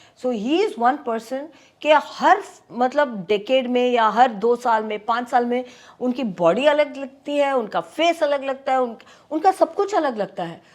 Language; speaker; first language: Hindi; non-native, local second language; Tamil